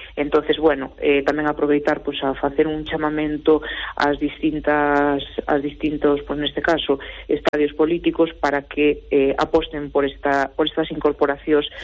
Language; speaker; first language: Galician; native; Galician